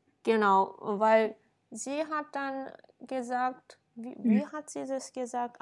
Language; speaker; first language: German; non-native, fluent; Japanese